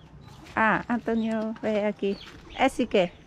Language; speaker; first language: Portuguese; non-native, learner; Vietnamese